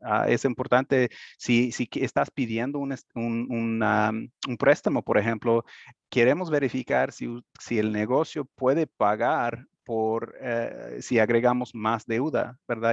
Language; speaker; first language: Spanish; early bilingual, heritage; Spanish